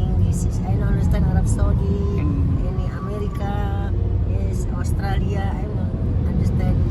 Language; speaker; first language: English; non-native, learner; Indonesian